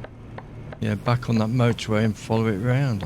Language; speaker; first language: English; native; English